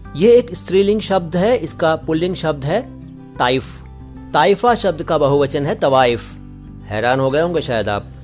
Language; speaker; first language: Hindi; native; Hindi